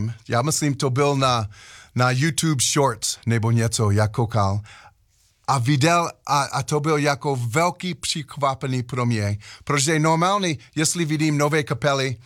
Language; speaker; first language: Czech; non-native, learner; English